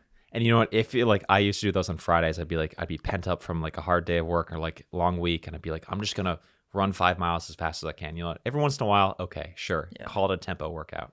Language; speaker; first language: English; native; English